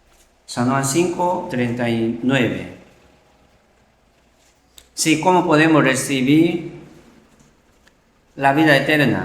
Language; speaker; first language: Spanish; non-native, learner; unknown